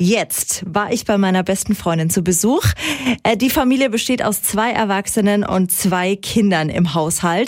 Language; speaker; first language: German; native; German